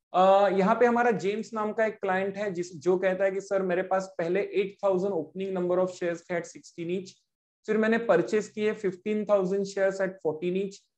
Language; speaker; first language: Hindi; non-native, local second language; Marathi